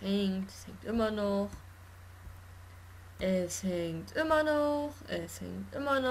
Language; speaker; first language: German; native; German